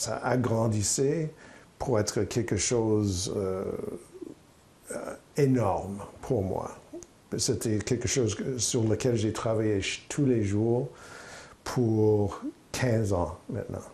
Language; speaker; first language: French; non-native, local second language; English